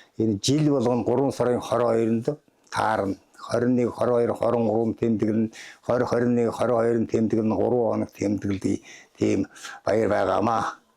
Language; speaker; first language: Mongolian; non-native, local second language; Kazakh